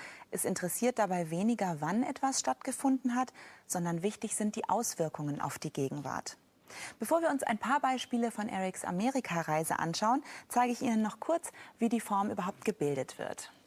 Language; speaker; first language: German; native; German